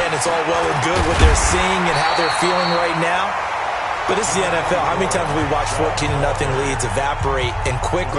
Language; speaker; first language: English; native; English